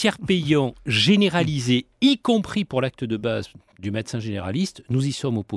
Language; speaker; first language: French; native; French